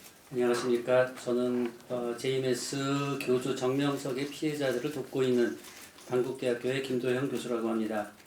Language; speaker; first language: Korean; native; Korean